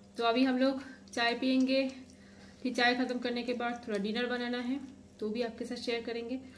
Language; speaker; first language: Hindi; non-native, local second language; Bangla